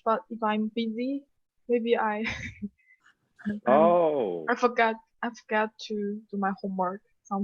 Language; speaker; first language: English; non-native, learner; Chinese